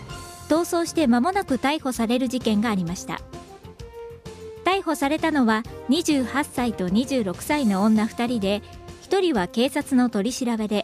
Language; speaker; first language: Japanese; native; Japanese